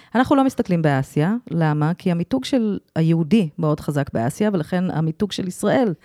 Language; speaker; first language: Hebrew; non-native, fluent; English